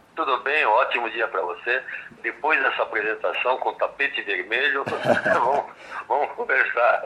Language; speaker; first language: Portuguese; early bilingual, other home language; French